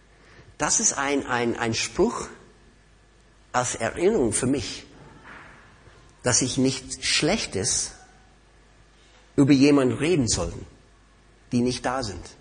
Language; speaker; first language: German; non-native, fluent; English